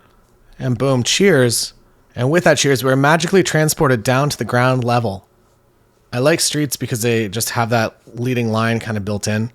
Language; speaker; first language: English; native; English